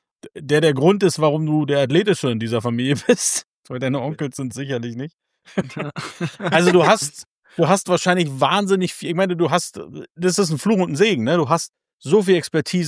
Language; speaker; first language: German; native; German